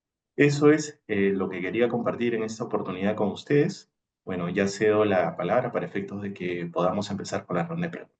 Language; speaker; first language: Spanish; native; Spanish